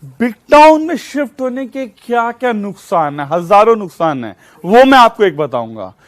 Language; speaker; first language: Hindi; native; Hindi